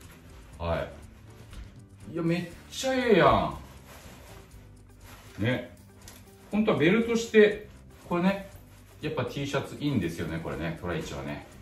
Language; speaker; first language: Japanese; native; Japanese